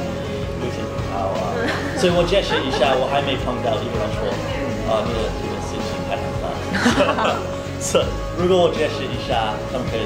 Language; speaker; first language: Chinese; non-native, learner; English